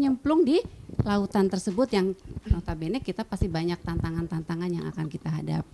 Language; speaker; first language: Indonesian; native; Indonesian